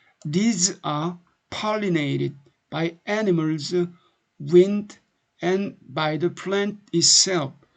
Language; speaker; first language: English; non-native, fluent; Korean